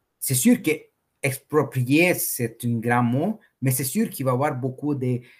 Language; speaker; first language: French; non-native, fluent; Spanish